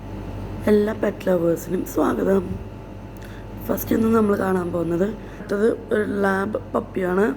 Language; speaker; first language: Malayalam; native; Malayalam